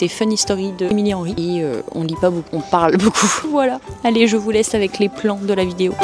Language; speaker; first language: French; native; French